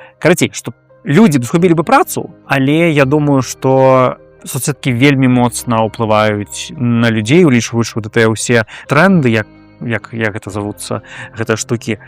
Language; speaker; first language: Belarusian; non-native, local second language; Russian